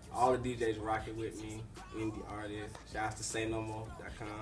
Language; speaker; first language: English; native; English